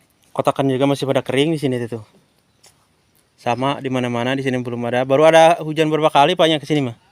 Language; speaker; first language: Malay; non-native, local second language; Sundanese